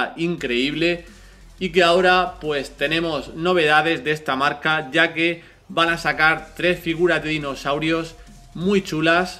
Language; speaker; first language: Spanish; native; Spanish